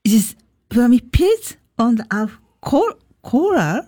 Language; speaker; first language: German; non-native, learner; Japanese